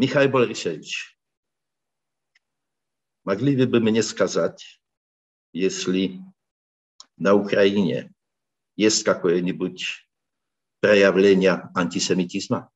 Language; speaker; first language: Russian; non-native, learner; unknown